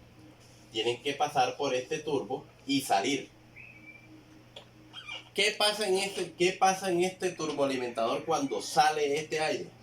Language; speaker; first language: Spanish; native; Spanish